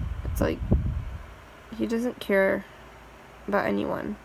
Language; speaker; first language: English; native; English